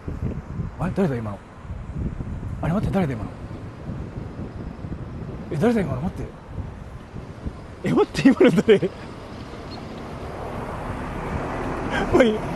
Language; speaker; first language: Japanese; native; Japanese